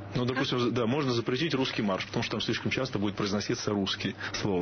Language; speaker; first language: Russian; native; Russian